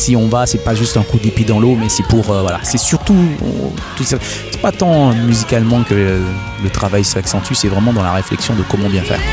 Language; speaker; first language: French; non-native, local second language; Haitian Creole